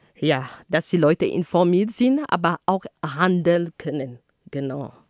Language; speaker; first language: German; non-native, fluent; Ghomala